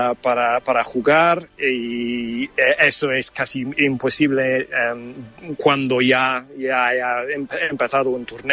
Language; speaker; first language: Spanish; non-native, fluent; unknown